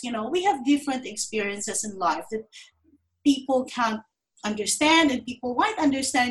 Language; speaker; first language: English; non-native, local second language; Filipino